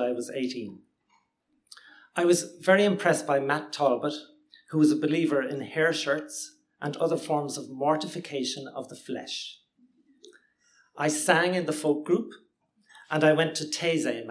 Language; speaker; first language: English; native; English